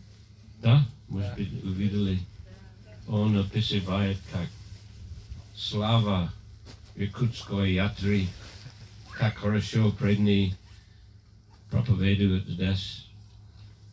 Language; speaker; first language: Russian; non-native, fluent; English